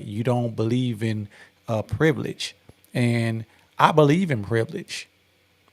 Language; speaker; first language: English; native; English